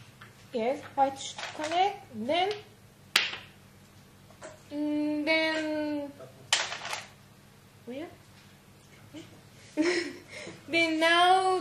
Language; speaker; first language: English; non-native, learner; Korean